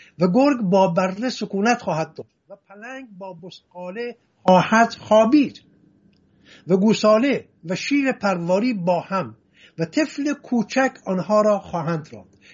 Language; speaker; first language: Persian; non-native, local second language; Assyrian Neo-Aramaic